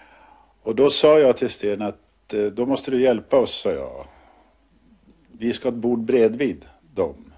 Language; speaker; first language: Swedish; native; Swedish